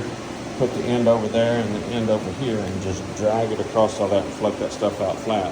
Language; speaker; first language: English; native; English